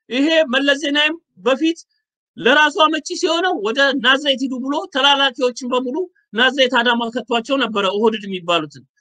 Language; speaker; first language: Amharic; native; Amharic